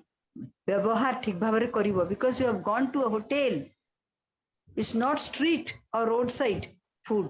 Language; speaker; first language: English; non-native, local second language; Odia